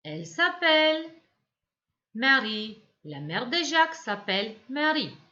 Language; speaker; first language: French; non-native, fluent; Macedonian